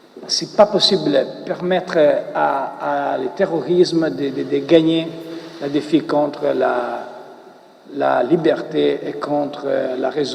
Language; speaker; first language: French; non-native, fluent; Italian